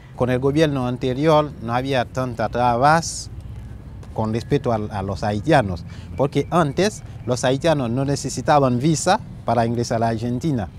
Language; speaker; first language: Spanish; non-native, fluent; Haitian Creole